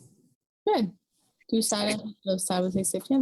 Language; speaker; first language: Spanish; non-native, fluent; English